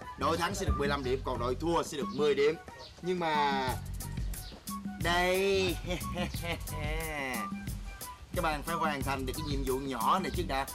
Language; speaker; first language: Vietnamese; native; Vietnamese